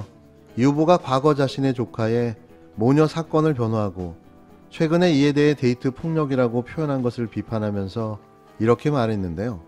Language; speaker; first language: Korean; native; Korean